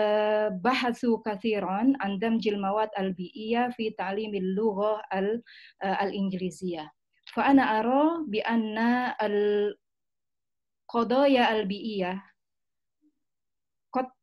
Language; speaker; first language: Arabic; non-native, fluent; Indonesian